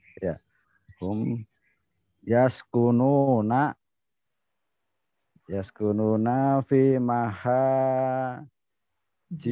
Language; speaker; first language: Arabic; non-native, learner; Indonesian